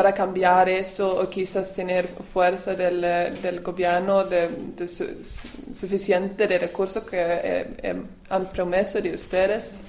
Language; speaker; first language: Spanish; non-native, learner; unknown